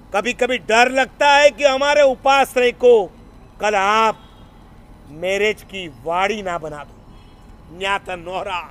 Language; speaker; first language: Hindi; non-native, local second language; Gujarati